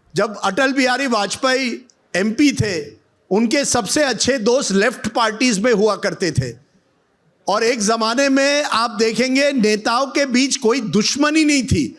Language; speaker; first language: Hindi; non-native, local second language; Marathi